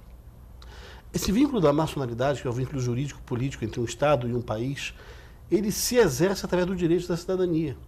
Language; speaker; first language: Portuguese; native; Portuguese